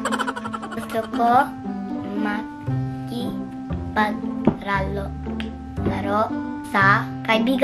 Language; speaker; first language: Filipino; early bilingual, heritage; Filipino